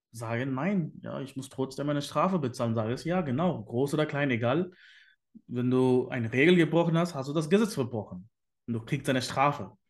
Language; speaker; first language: German; non-native, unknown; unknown